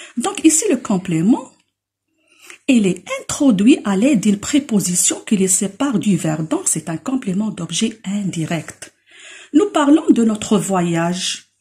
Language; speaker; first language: French; non-native, local second language; Arabic